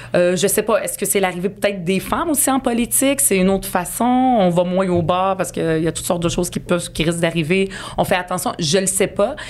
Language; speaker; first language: French; early bilingual, other home language; Arabic